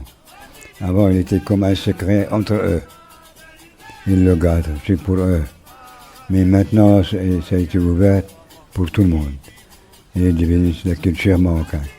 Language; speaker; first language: French; non-native, local second language; Arabic